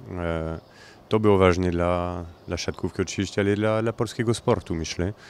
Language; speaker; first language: Polish; non-native, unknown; French